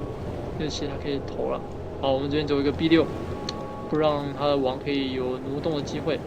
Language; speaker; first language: Chinese; native; Chinese